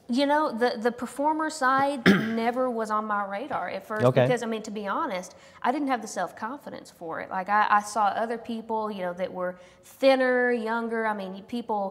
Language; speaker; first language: English; native; English